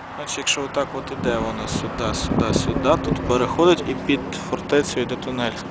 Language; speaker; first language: Ukrainian; native; Ukrainian